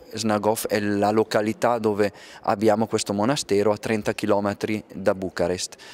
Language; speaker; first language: Italian; native; Italian